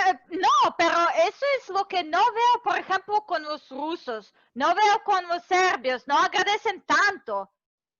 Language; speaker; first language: Spanish; non-native, fluent; Serbian